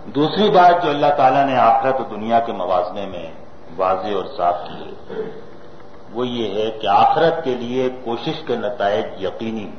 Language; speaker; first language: Urdu; native; Urdu